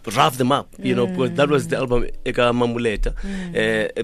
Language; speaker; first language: English; non-native, local second language; Xhosa